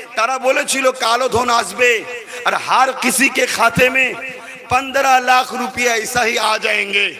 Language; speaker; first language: Hindi; non-native, local second language; Bangla